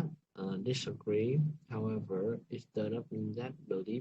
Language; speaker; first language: English; non-native, learner; Vietnamese